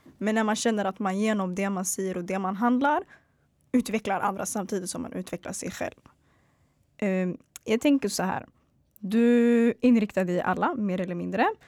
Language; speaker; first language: Swedish; early bilingual, other home language; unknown